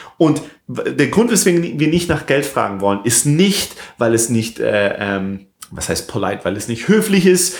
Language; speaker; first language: German; non-native, fluent; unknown